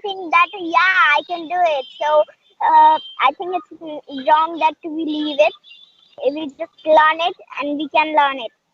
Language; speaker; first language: English; non-native, learner; Hindi